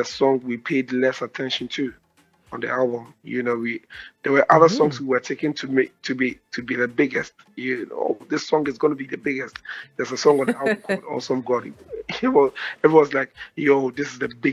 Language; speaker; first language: English; non-native, local second language; Akan